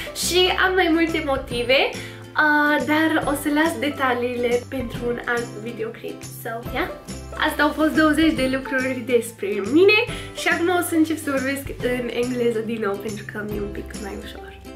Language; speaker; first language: Romanian; early bilingual, other home language; English